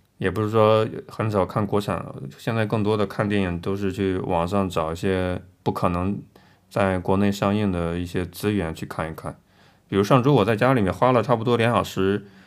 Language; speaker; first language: Chinese; native; Chinese